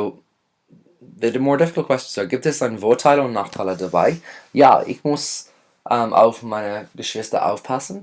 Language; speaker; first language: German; non-native, fluent; English